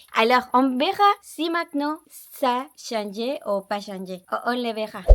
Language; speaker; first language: French; non-native, learner; Spanish